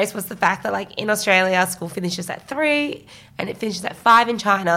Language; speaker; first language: English; early bilingual, other home language; Chinese